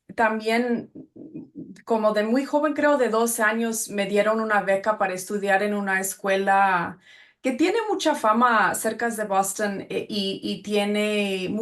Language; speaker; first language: Spanish; early bilingual, other home language; English